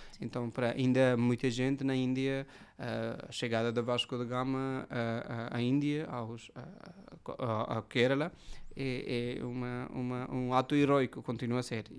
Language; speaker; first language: Portuguese; non-native, fluent; Hindi